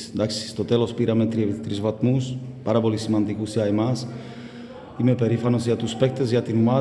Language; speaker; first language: Greek; non-native, learner; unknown